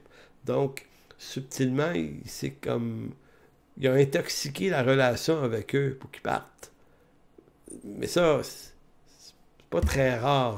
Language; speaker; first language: French; native; French